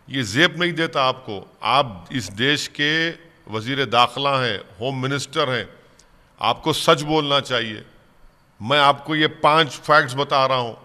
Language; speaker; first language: Urdu; native; Urdu